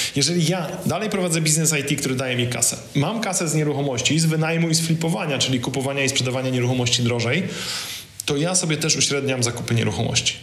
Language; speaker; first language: Polish; native; Polish